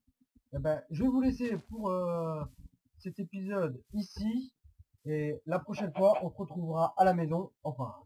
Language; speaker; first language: French; native; French